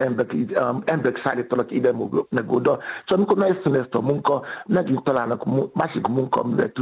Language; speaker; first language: Hungarian; non-native, fluent; Yoruba